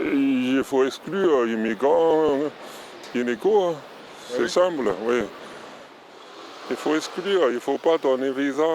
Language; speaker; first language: French; non-native, learner; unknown